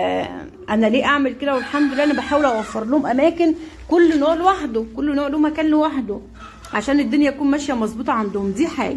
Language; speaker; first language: Arabic; native; Arabic